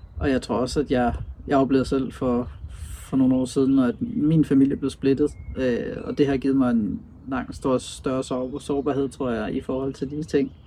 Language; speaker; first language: Danish; native; Danish